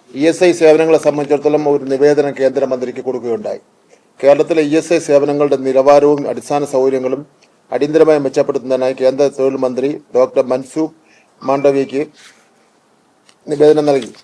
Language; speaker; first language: Malayalam; native; Malayalam